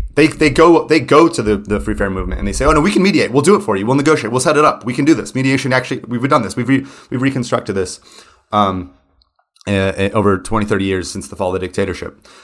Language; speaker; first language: English; native; English